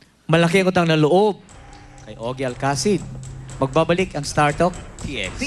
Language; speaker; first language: Filipino; native; Filipino